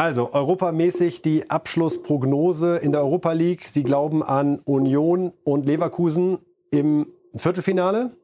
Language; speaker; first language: German; native; German